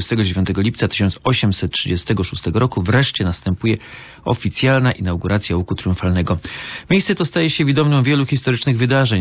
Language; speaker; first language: Polish; native; Polish